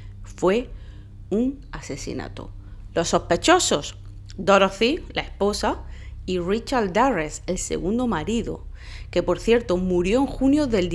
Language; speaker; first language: Spanish; native; Spanish